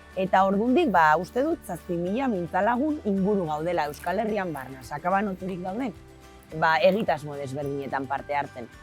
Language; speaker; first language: Basque; native; Basque